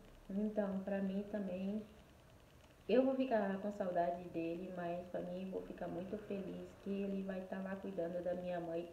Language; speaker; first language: Portuguese; non-native, fluent; Haitian Creole